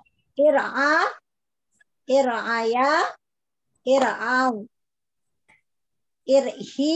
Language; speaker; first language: Arabic; non-native, learner; Indonesian